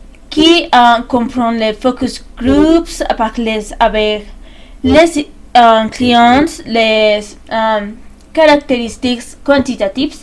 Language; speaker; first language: French; non-native, learner; Spanish